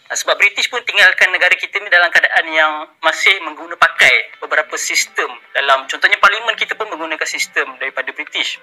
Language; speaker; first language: Malay; native; Malay